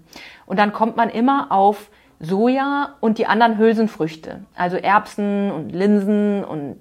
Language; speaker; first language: German; native; German